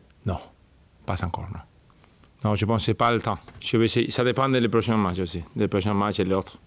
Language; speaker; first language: French; non-native, fluent; Spanish